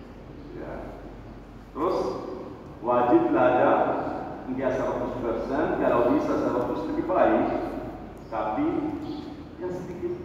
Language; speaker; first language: Indonesian; non-native, learner; Arabic